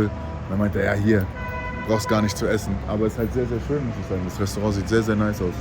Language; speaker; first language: German; native; German